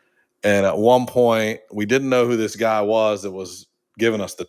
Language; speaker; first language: English; native; English